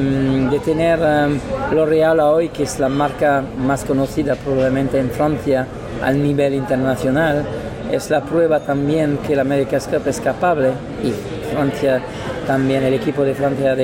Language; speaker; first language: Spanish; non-native, learner; French